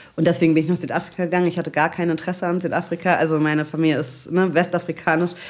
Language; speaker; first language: German; native; German